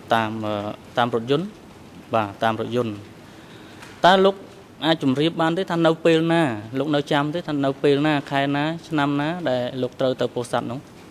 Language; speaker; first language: Khmer; native; Khmer